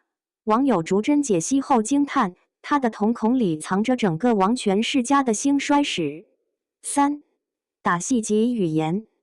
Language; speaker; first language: Chinese; native; Chinese